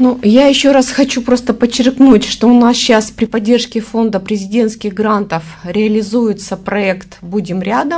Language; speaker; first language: Russian; native; Russian